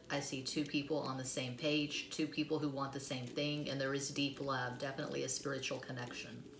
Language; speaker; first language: English; native; English